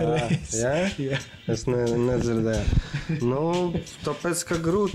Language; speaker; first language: Latvian; non-native, local second language; Russian